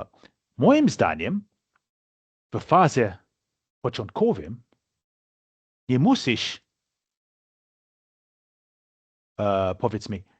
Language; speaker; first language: Polish; non-native, fluent; English